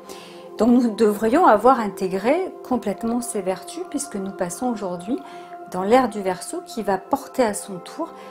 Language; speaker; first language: French; native; French